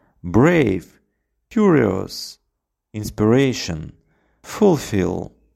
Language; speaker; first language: English; non-native, fluent; Russian